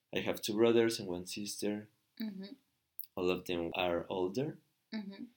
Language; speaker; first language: English; non-native, fluent; Spanish